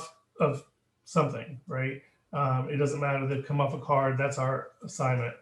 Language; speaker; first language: English; native; English